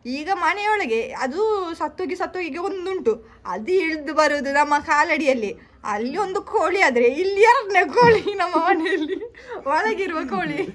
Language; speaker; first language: Kannada; non-native, local second language; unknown